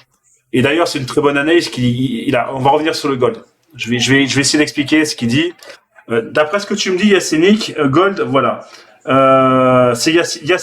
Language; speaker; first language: French; native; French